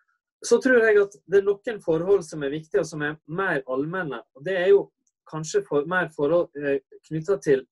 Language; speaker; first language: Norwegian; native; Norwegian